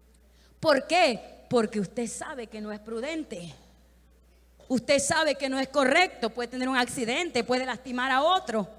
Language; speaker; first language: Spanish; native; Spanish